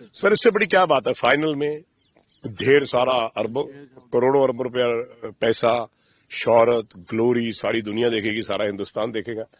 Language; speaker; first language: Hindi; non-native, local second language; Punjabi